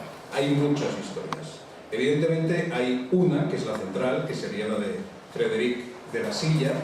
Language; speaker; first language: Spanish; native; Spanish